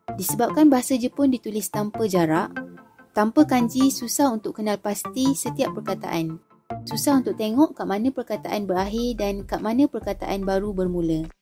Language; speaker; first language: Malay; native; Malay